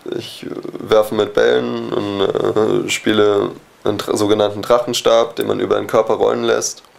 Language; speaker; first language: German; native; German